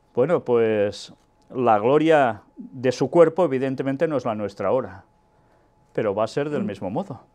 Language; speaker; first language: Spanish; non-native, local second language; Catalan